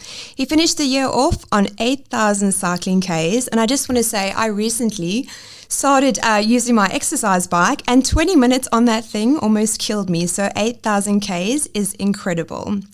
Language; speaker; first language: English; native; English